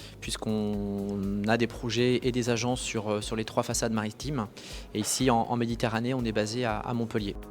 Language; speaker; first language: French; native; French